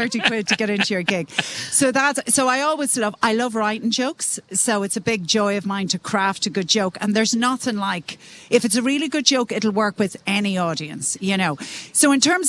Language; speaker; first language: English; native; English